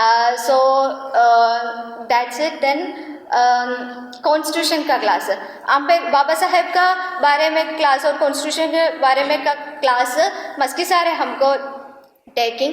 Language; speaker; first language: Hindi; non-native, local second language; Malayalam